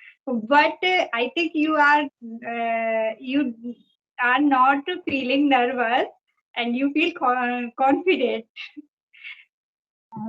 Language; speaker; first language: English; non-native, fluent; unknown